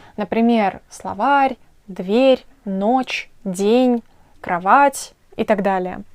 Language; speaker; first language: Russian; native; Russian